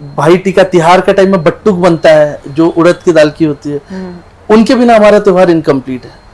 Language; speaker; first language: Hindi; non-native, local second language; Nepali